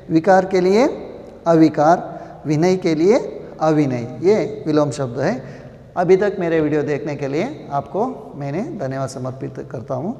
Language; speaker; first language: Hindi; non-native, local second language; Kannada